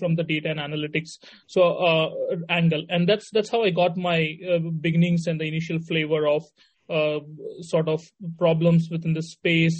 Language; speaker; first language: English; non-native, local second language; Hindi